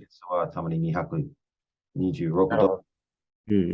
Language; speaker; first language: Japanese; non-native, fluent; English